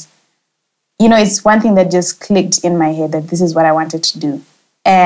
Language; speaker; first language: English; non-native, local second language; Shona